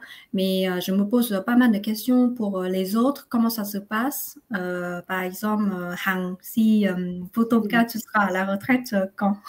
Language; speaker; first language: French; non-native, fluent; Vietnamese